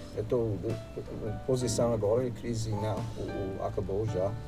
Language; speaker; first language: Portuguese; non-native, fluent; English